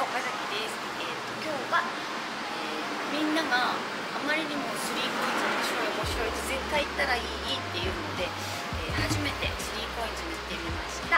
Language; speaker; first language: Japanese; native; Japanese